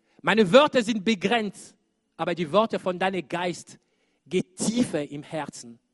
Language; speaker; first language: German; non-native, fluent; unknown